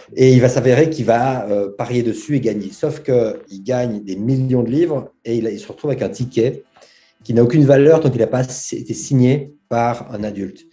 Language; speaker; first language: French; native; French